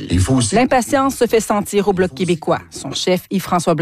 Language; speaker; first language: French; native; French